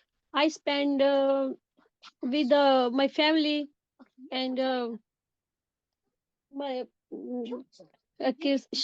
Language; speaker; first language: English; non-native, learner; Urdu